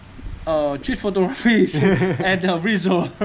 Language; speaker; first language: English; non-native, learner; Vietnamese